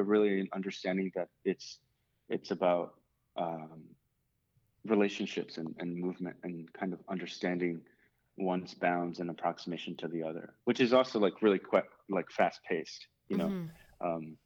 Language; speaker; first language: English; native; English